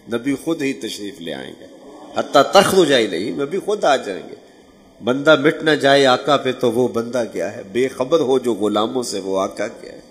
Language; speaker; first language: Urdu; non-native, local second language; Punjabi